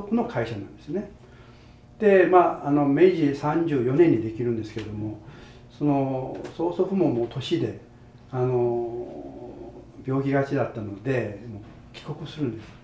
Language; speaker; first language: Japanese; native; Japanese